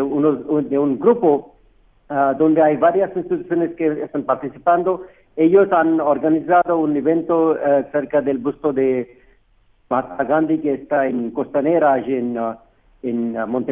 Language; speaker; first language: Spanish; non-native, fluent; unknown